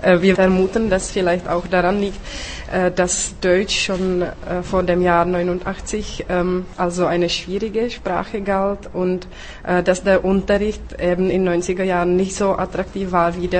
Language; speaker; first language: German; non-native, fluent; Czech